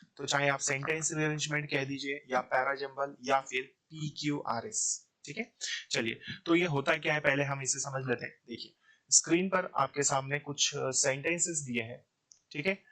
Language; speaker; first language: Hindi; native; Hindi